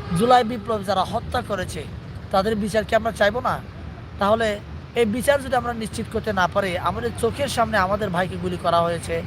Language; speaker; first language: Bangla; non-native, local second language; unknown